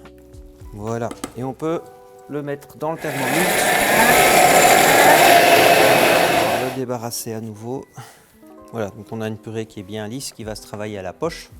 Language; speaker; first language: French; native; French